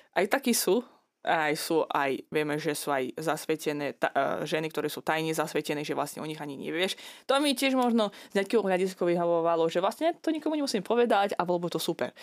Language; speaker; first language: Slovak; non-native, fluent; Azerbaijani